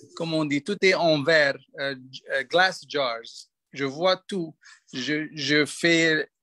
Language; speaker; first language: French; non-native, local second language; Arabic